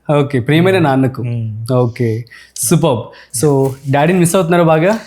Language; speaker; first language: Telugu; native; Telugu